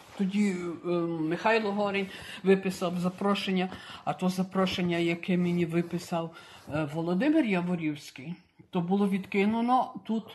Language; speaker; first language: Ukrainian; early bilingual, heritage; Ukrainian